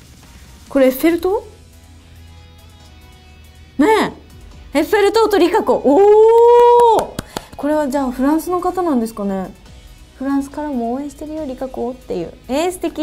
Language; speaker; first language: Japanese; native; Japanese